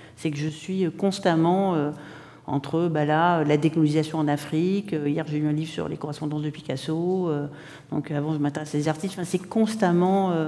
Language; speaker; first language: French; native; French